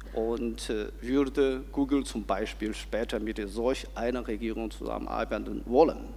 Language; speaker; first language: German; non-native, fluent; Chinese